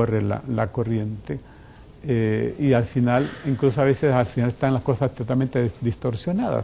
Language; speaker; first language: Spanish; native; Spanish